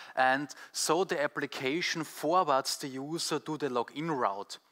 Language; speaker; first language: English; non-native, fluent; German